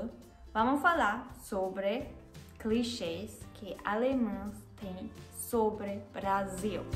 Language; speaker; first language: Portuguese; non-native, learner; German